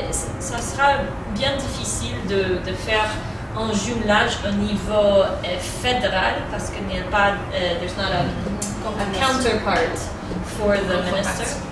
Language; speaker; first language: French; non-native, fluent; English